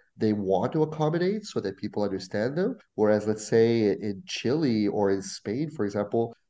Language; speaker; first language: English; non-native, fluent; French